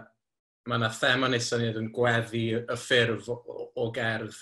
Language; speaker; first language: Welsh; native; Welsh